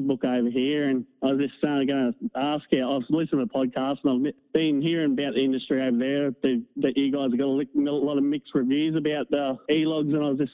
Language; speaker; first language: English; native; English